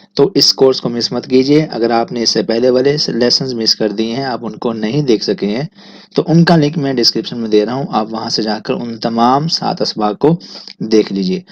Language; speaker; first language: Urdu; native; Urdu